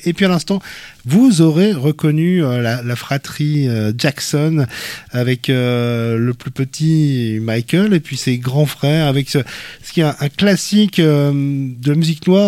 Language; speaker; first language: French; native; French